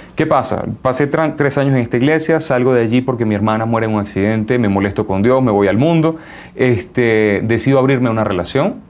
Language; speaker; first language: Spanish; native; Spanish